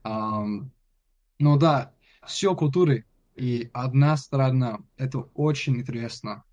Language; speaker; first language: Russian; non-native, learner; English